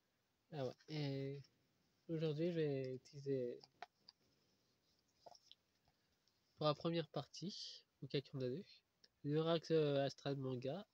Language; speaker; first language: French; native; French